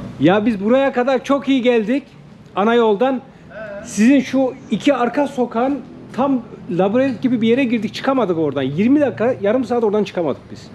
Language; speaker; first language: Turkish; native; Turkish